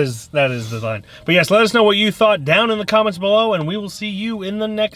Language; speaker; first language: English; native; English